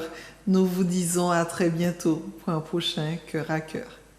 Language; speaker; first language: French; native; French